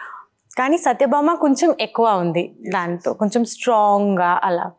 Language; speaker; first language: Telugu; non-native, learner; Bangla